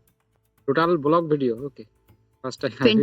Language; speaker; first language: English; non-native, learner; Santali